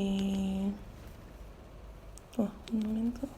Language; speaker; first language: Spanish; non-native, learner; English